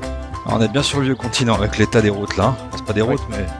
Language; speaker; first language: French; native; French